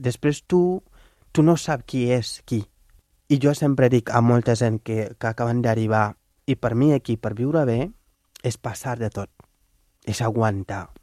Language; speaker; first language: Catalan; non-native, fluent; Wolof